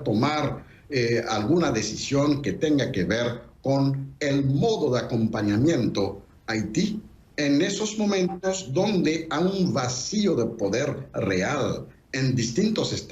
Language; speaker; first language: Spanish; non-native, fluent; Haitian Creole